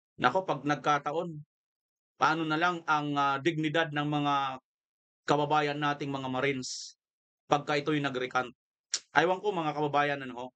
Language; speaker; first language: Filipino; non-native, local second language; Waray